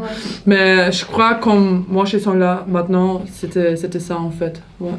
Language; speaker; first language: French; non-native, learner; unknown